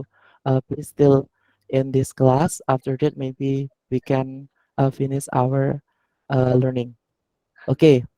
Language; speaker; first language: English; non-native, learner; Indonesian